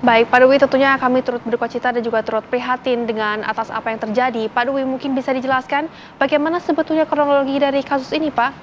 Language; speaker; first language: Indonesian; native; Indonesian